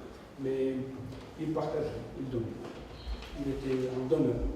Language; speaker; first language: French; non-native, fluent; Serbian